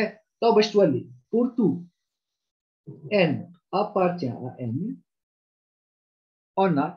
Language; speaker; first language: French; non-native, local second language; Arabic